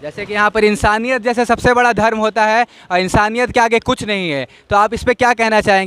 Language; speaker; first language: Hindi; native; Hindi